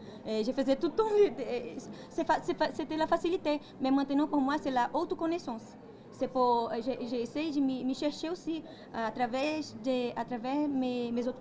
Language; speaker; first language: French; non-native, fluent; Portuguese